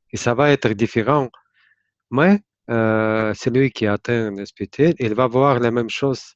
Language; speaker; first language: French; non-native, fluent; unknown